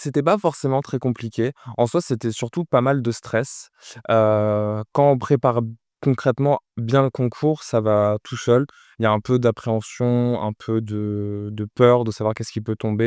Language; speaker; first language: French; native; French